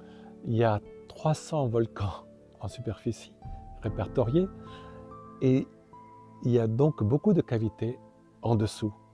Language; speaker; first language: French; native; French